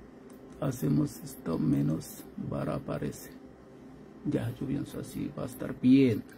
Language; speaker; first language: Spanish; non-native, fluent; Arabic